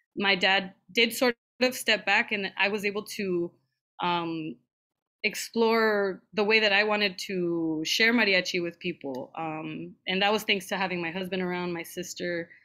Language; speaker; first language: English; native; English